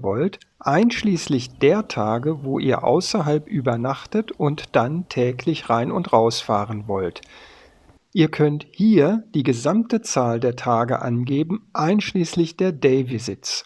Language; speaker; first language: German; native; German